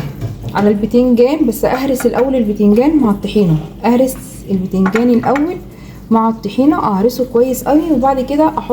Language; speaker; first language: Arabic; native; Arabic